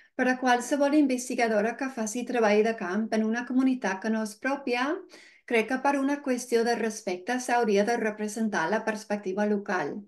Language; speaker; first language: Catalan; non-native, fluent; English